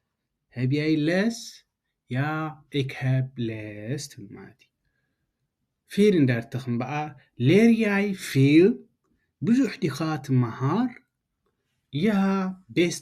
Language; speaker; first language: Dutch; non-native, fluent; Tigrinya